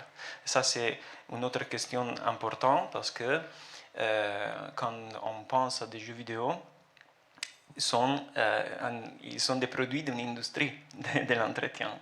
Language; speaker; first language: French; non-native, fluent; Italian